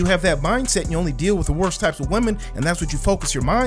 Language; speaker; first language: English; native; English